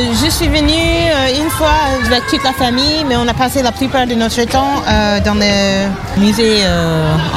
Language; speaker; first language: French; non-native, fluent; English